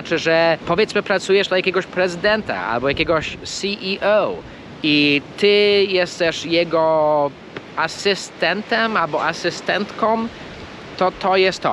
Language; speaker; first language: Polish; early bilingual, heritage; Polish